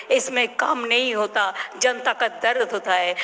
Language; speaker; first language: Hindi; non-native, local second language; Bangla